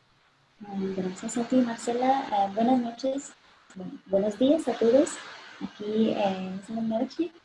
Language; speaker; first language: Spanish; non-native, fluent; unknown